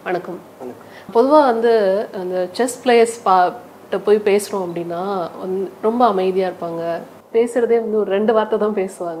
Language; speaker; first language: Tamil; native; Tamil